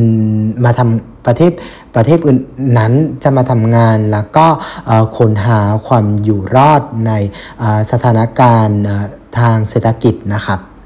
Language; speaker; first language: Thai; non-native, fluent; Vietnamese